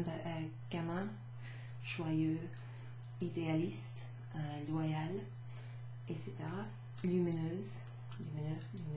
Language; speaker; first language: French; non-native, fluent; English